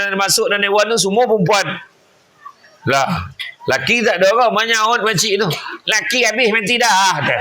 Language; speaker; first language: Malay; native; Malay